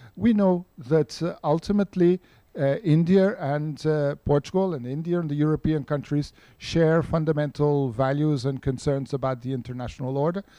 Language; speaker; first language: English; non-native, fluent; Portuguese